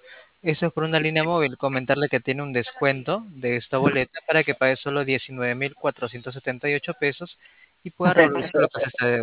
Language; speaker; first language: Spanish; native; Spanish